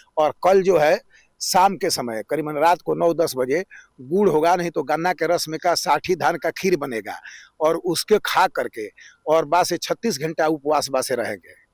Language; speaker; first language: Hindi; native; Hindi